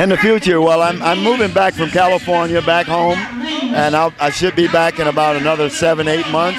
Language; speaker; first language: English; native; English